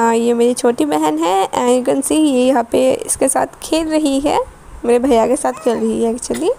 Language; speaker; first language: Hindi; non-native, local second language; Bangla